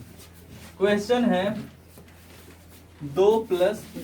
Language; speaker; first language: Hindi; native; Hindi